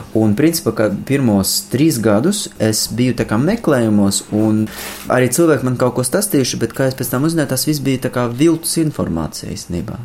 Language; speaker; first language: Latvian; non-native, local second language; Russian